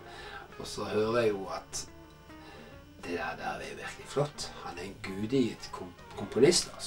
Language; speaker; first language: Norwegian; native; Norwegian